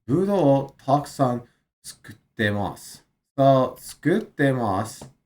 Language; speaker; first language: Japanese; non-native, learner; English